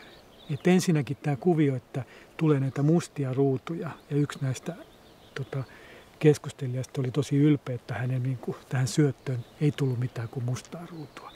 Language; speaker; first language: Finnish; native; Finnish